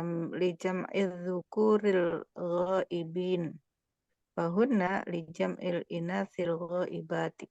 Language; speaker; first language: Arabic; non-native, learner; Indonesian